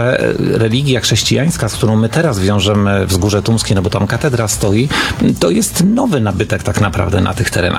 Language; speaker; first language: Polish; native; Polish